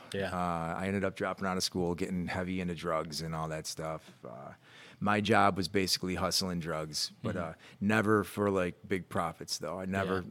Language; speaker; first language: English; native; English